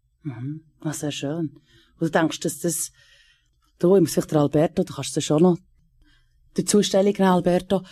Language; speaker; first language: German; native; German